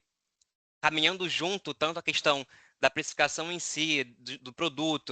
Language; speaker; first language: Portuguese; native; Portuguese